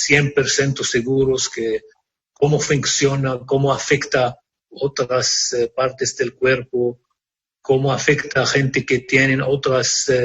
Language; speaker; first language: Spanish; non-native, fluent; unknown